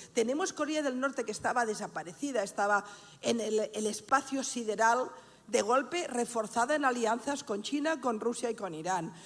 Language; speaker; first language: Spanish; non-native, local second language; Catalan